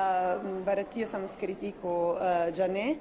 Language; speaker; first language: Hindi; non-native, fluent; Italian